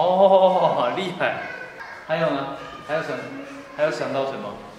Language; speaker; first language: Chinese; non-native, fluent; Japanese